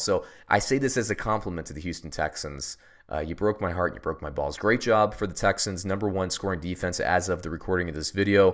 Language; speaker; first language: English; native; English